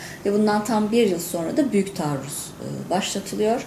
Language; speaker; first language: Turkish; native; Turkish